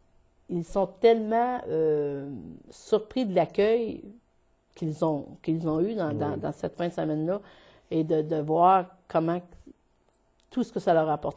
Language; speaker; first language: French; native; French